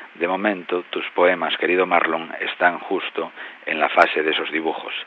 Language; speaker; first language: Spanish; non-native, local second language; Galician